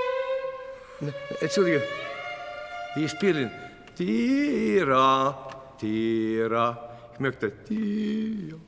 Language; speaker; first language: German; non-native, learner; Latvian